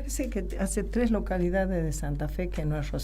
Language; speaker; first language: Spanish; native; Spanish